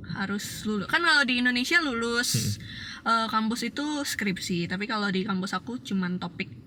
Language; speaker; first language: Indonesian; native; Indonesian